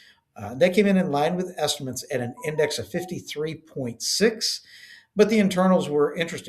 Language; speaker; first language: English; native; English